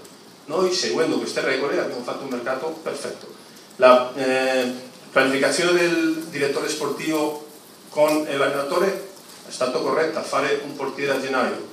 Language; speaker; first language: Italian; non-native, fluent; Spanish